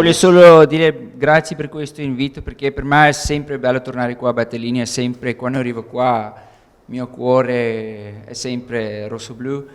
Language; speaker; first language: Italian; non-native, learner; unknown